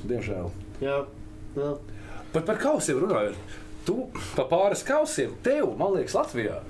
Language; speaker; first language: Latvian; non-native, local second language; Russian